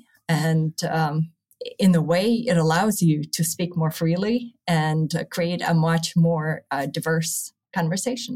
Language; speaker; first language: English; early bilingual, other home language; Russian